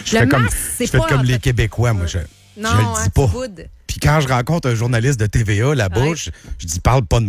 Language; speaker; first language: French; native; French